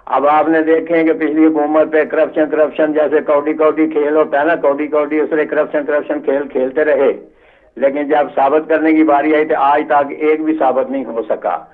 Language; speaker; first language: Urdu; non-native, local second language; Punjabi